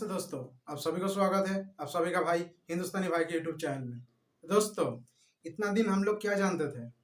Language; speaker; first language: Hindi; non-native, local second language; Bangla